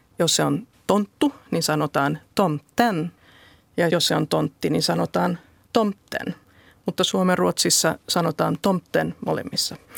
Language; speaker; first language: Finnish; non-native, local second language; Swedish